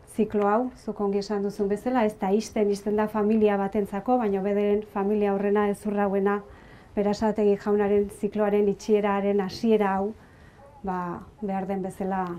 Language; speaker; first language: Basque; native; Basque